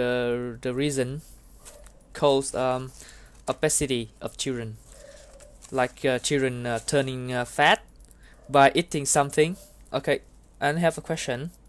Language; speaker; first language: English; non-native, learner; Vietnamese